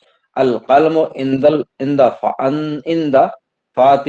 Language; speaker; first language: Arabic; non-native, learner; Urdu